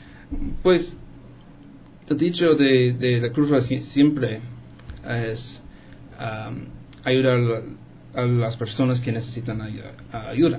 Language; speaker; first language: Spanish; non-native, fluent; English